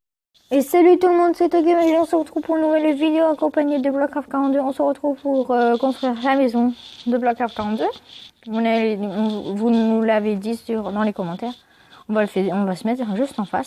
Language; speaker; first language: French; native; French